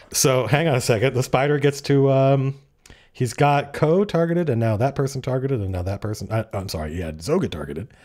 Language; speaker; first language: English; native; English